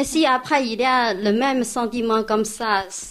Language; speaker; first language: French; non-native, learner; Chinese